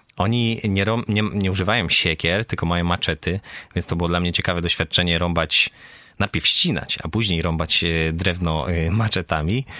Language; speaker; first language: Polish; native; Polish